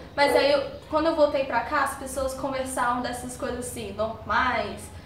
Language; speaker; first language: Portuguese; early bilingual, heritage; Portuguese